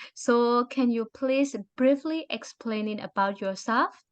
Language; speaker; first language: English; non-native, learner; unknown